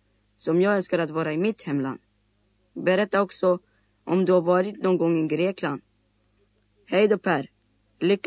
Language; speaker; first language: Swedish; non-native, learner; Greek